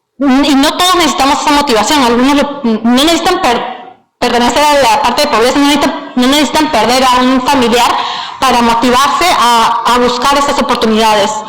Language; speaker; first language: Spanish; native; Spanish